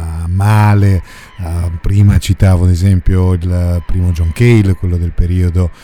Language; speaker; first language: Italian; native; Italian